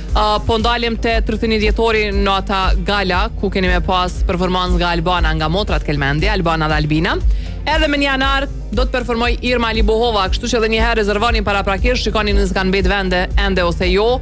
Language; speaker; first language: Albanian; native; Albanian